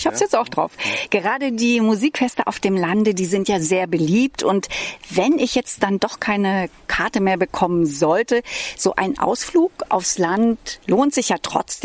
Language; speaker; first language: German; native; German